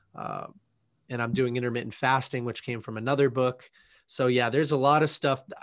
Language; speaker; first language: English; native; English